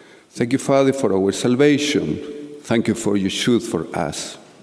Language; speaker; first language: English; non-native, learner; Spanish